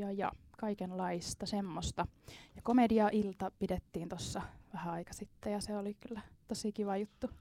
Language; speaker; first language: Finnish; native; Finnish